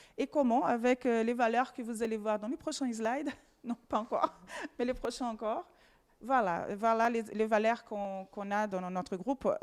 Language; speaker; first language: French; non-native, fluent; Portuguese